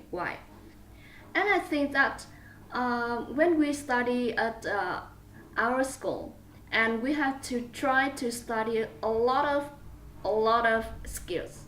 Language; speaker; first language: English; non-native, learner; Vietnamese